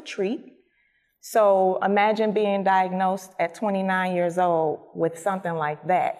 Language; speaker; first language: English; native; English